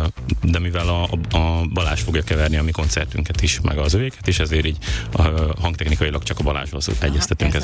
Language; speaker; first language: Hungarian; native; Hungarian